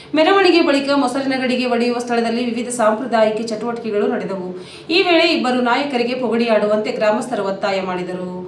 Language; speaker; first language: Kannada; native; Kannada